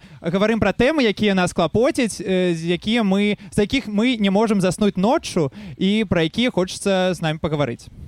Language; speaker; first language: Belarusian; non-native, local second language; Russian